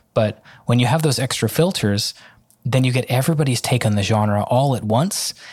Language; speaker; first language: English; native; English